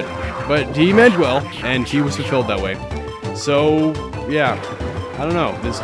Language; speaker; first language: English; native; English